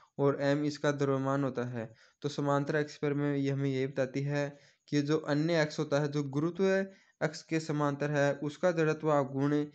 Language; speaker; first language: Hindi; native; Hindi